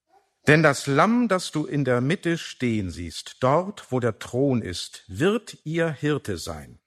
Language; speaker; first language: German; native; German